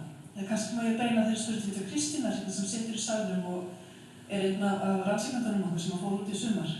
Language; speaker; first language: Icelandic; native; Icelandic